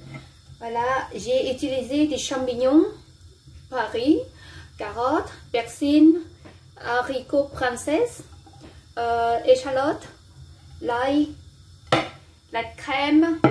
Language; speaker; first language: French; non-native, learner; Vietnamese